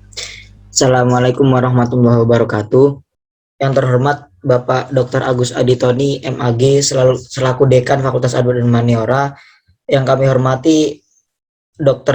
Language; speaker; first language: Indonesian; native; Indonesian